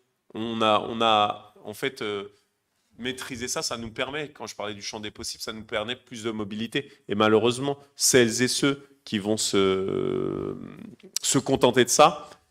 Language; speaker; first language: French; native; French